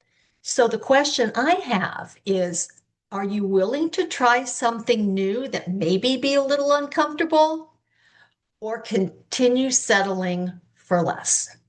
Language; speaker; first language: English; native; English